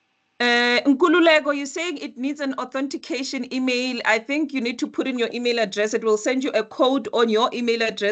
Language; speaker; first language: English; non-native, local second language; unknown